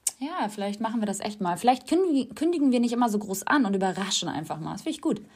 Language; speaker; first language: German; native; German